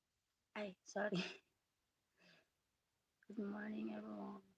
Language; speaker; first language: English; non-native, local second language; Filipino